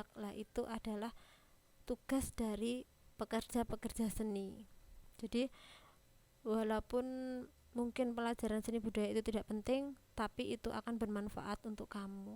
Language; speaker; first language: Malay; non-native, local second language; Javanese